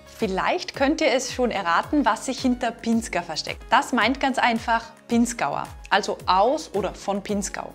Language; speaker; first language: German; native; German